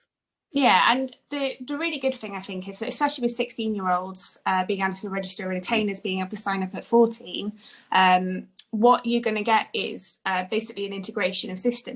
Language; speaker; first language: English; native; English